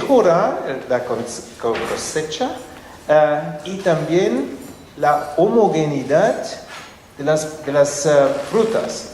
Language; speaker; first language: Spanish; non-native, fluent; German